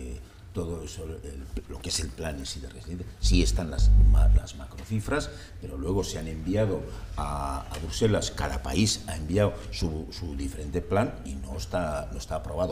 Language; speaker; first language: Spanish; native; Spanish